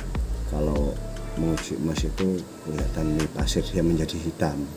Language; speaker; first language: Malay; non-native, local second language; Javanese